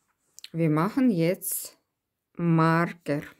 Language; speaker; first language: German; non-native, learner; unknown